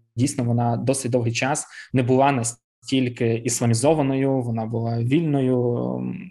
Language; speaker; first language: Ukrainian; native; Ukrainian